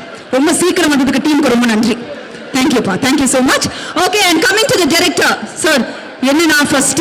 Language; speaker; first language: Tamil; native; Tamil